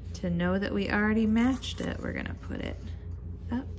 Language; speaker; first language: English; native; English